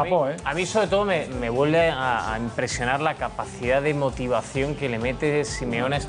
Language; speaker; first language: Spanish; native; Spanish